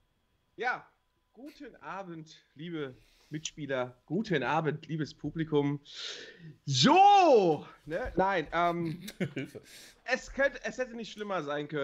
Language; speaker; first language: German; native; German